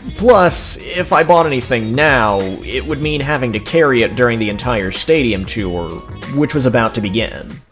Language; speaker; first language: English; native; English